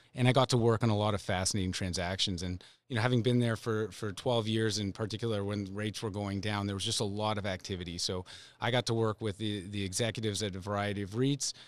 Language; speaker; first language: English; native; English